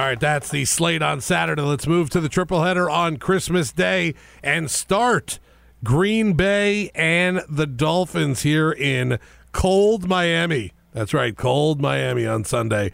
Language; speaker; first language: English; native; English